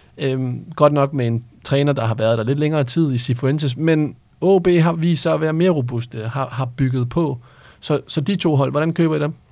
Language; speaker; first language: Danish; native; Danish